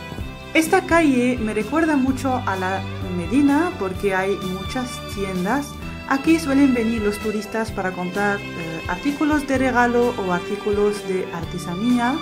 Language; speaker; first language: Spanish; non-native, fluent; Arabic